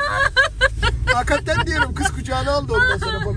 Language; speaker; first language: Turkish; native; Turkish